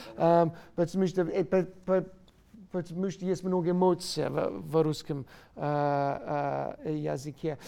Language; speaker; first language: Russian; non-native, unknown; English